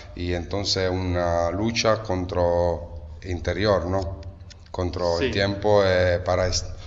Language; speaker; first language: Spanish; non-native, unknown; Italian